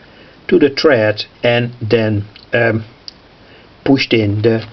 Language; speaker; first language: English; non-native, fluent; Dutch